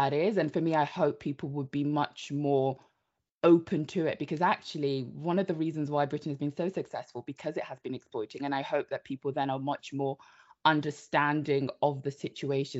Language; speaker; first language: English; native; English